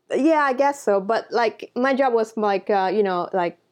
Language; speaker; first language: English; non-native, local second language; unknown